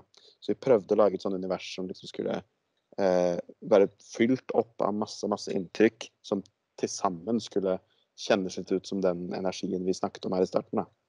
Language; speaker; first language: Norwegian; native; Norwegian